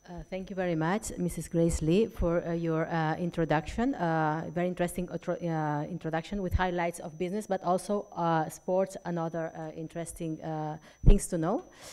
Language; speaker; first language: English; non-native, fluent; Catalan